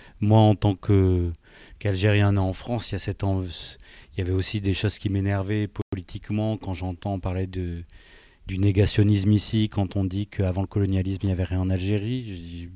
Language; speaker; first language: French; native; French